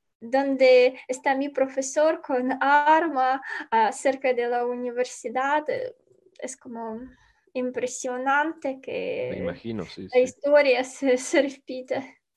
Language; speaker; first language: Spanish; non-native, learner; Ukrainian